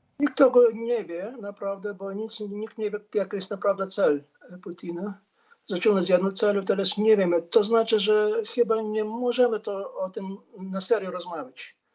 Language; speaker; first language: Polish; non-native, fluent; Ukrainian